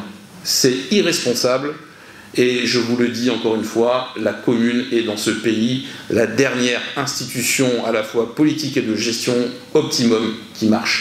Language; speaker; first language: French; native; French